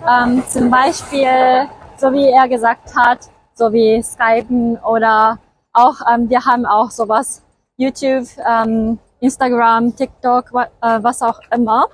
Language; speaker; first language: German; non-native, fluent; Japanese